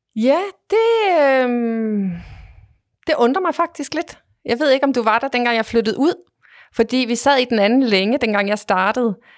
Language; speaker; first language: Danish; native; Danish